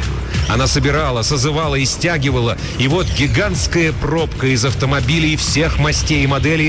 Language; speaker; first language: Russian; native; Russian